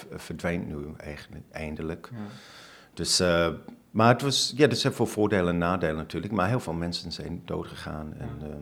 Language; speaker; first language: Dutch; non-native, fluent; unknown